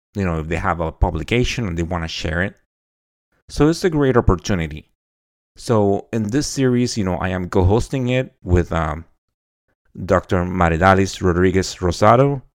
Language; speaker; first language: English; non-native, fluent; Spanish